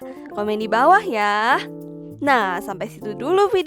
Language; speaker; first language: Indonesian; native; Indonesian